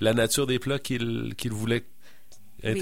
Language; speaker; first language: French; native; French